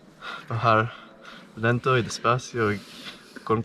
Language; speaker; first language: Spanish; non-native, learner; English